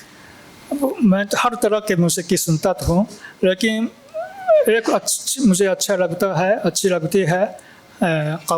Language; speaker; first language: Hindi; non-native, fluent; Japanese